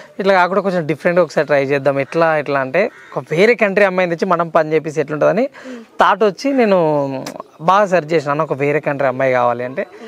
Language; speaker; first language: Telugu; native; Telugu